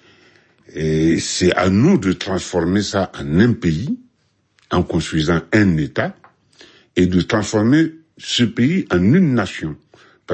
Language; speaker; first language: French; non-native, local second language; Mossi